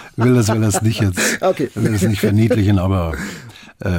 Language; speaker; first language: German; native; German